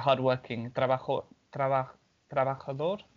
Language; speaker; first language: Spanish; non-native, fluent; English